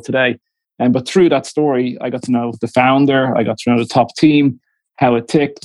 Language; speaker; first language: English; native; English